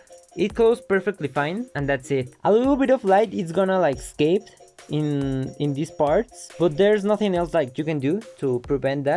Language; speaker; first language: English; non-native, local second language; Spanish